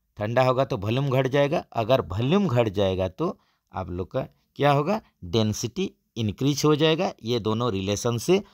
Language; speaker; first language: Hindi; native; Hindi